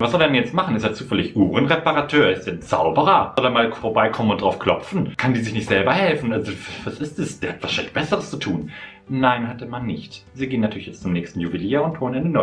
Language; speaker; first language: German; native; German